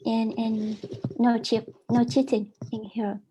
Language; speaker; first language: English; non-native, learner; Vietnamese